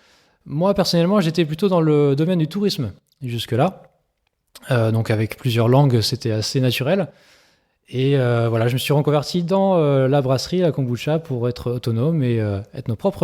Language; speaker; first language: French; native; French